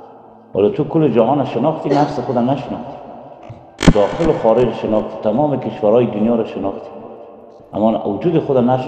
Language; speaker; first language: Persian; native; Persian